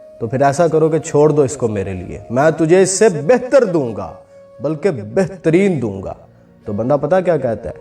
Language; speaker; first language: Urdu; non-native, local second language; Punjabi